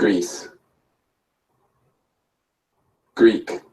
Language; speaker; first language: English; non-native, learner; Spanish